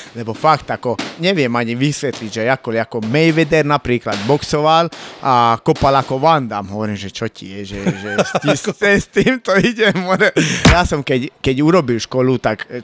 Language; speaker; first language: Slovak; non-native, local second language; Hungarian